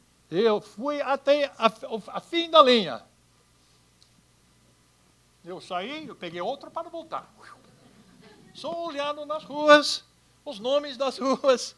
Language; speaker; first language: Portuguese; non-native, fluent; English